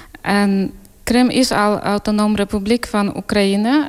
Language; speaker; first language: Dutch; non-native, fluent; Ukrainian